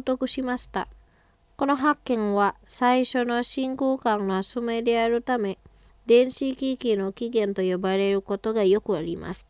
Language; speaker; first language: Japanese; non-native, fluent; Indonesian